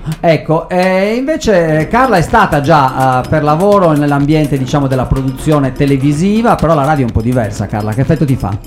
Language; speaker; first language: Italian; native; Italian